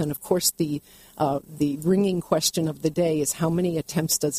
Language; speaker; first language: English; native; English